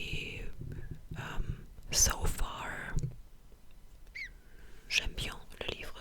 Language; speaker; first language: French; non-native, learner; English